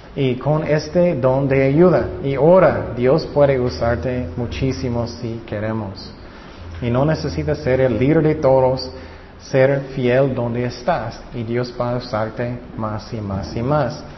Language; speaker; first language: Spanish; non-native, fluent; English